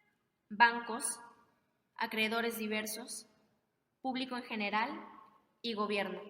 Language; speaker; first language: Spanish; native; Spanish